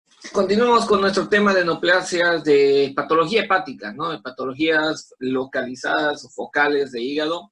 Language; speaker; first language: Spanish; native; Spanish